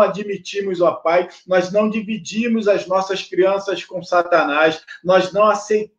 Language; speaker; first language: Portuguese; native; Portuguese